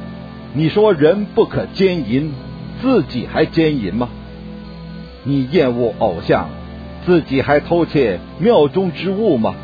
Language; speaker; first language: Chinese; native; Chinese